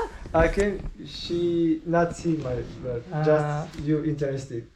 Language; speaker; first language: English; non-native, learner; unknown